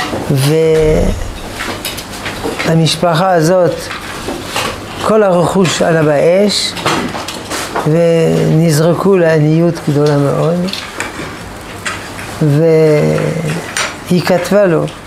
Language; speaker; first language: Hebrew; non-native, fluent; French